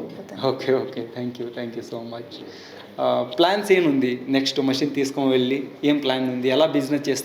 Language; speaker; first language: Telugu; non-native, local second language; Hindi